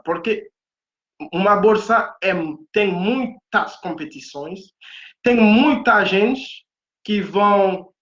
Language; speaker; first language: Portuguese; non-native, fluent; Haitian Creole